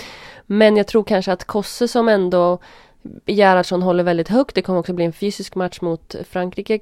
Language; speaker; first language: Swedish; native; Swedish